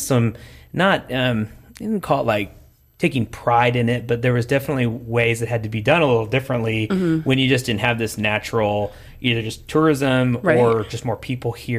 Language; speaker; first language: English; native; English